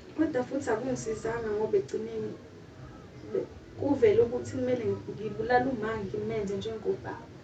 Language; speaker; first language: Zulu; non-native, local second language; Northern Sotho